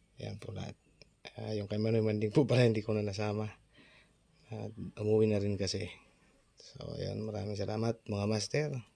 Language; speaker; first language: Filipino; non-native, local second language; Bikol